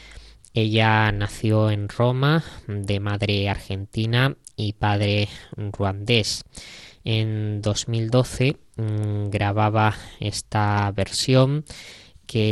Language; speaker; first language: Spanish; native; Spanish